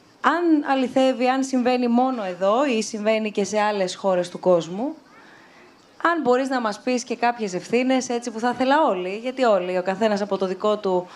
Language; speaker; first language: Greek; native; Greek